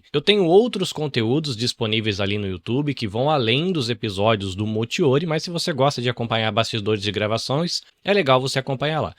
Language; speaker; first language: Portuguese; native; Portuguese